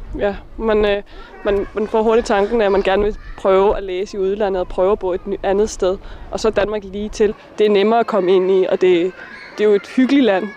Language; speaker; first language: Danish; early bilingual, other home language; Icelandic